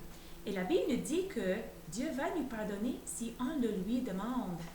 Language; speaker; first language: French; native; French